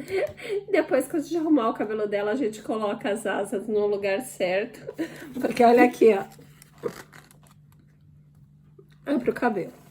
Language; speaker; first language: Portuguese; native; Portuguese